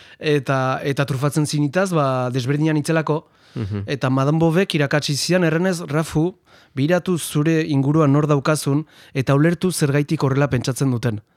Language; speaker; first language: Basque; non-native, local second language; Spanish